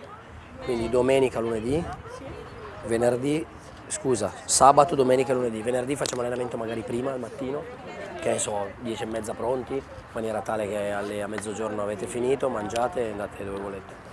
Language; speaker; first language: Italian; native; Italian